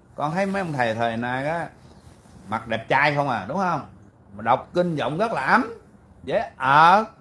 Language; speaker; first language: Vietnamese; early bilingual, heritage; Vietnamese